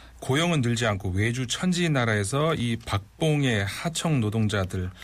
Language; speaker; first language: Korean; native; Korean